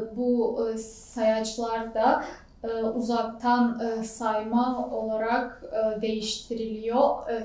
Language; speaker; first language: Turkish; non-native, fluent; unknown